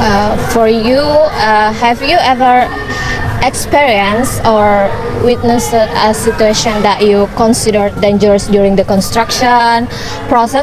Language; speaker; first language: English; non-native, learner; Indonesian